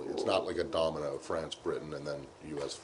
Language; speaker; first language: English; native; English